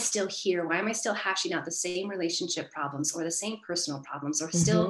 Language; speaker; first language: English; native; English